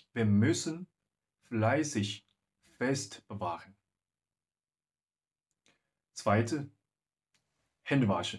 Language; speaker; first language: German; non-native, learner; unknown